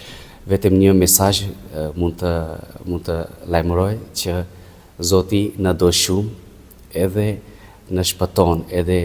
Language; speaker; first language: Albanian; non-native, fluent; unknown